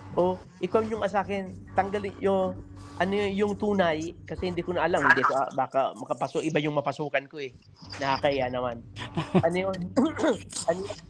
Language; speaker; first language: Filipino; native; Filipino